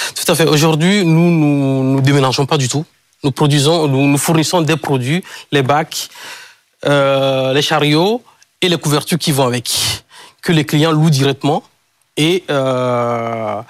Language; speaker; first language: French; non-native, local second language; Ewe